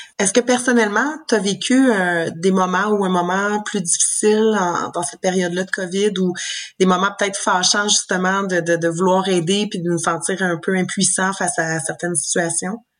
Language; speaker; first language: French; native; French